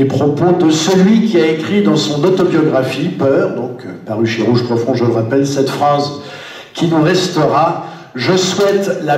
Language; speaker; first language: French; native; French